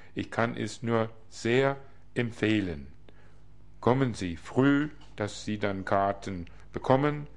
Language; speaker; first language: German; non-native, fluent; English